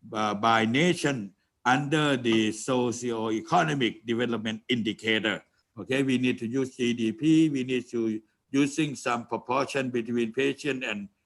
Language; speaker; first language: English; non-native, learner; Thai